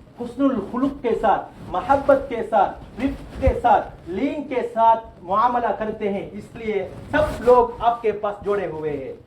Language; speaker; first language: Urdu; non-native, local second language; Tamil